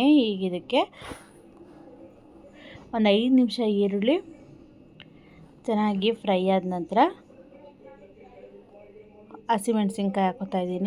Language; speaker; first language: Kannada; native; Kannada